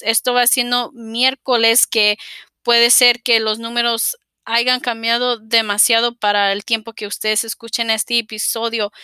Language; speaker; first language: Spanish; early bilingual, heritage; Spanish